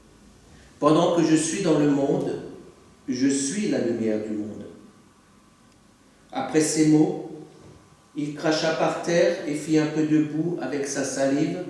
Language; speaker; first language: French; native; French